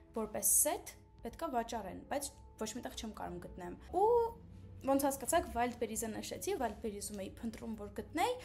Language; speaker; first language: Armenian; early bilingual, heritage; Armenian